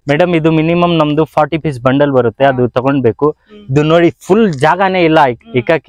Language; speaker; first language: Kannada; non-native, local second language; Urdu